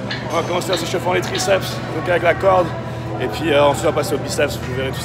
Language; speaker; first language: French; native; French